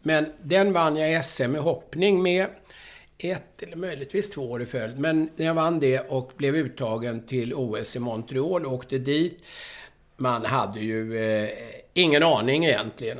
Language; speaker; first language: Swedish; native; Swedish